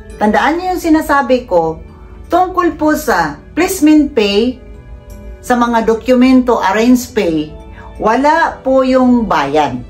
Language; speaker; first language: Filipino; non-native, local second language; Cebuano